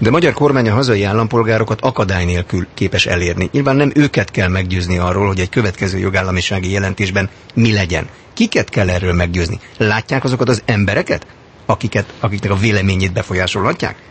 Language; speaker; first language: Hungarian; native; Hungarian